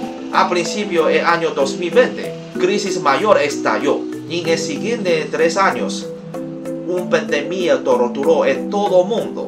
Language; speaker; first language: Spanish; non-native, learner; Chinese